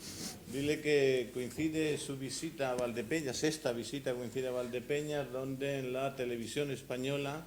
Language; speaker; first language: Spanish; native; Spanish